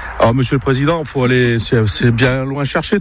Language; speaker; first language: French; native; French